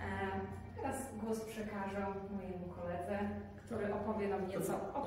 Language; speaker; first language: Polish; native; Polish